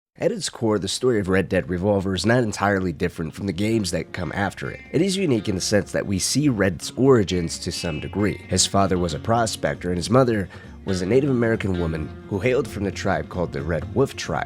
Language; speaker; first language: English; native; English